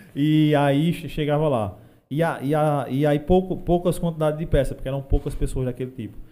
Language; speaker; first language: Portuguese; native; Portuguese